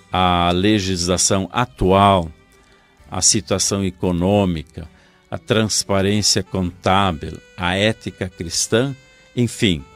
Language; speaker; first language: Portuguese; native; Portuguese